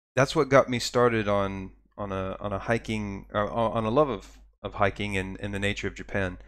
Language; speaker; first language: English; native; English